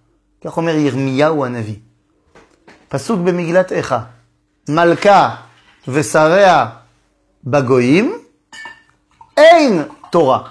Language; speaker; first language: Hebrew; non-native, fluent; French